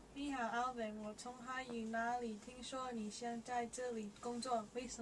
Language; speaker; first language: Chinese; non-native, learner; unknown